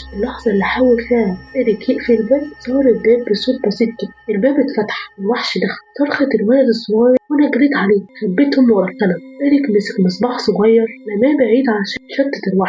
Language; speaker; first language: Arabic; native; Arabic